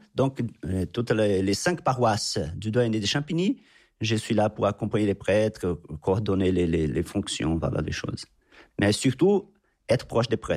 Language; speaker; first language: French; non-native, fluent; Portuguese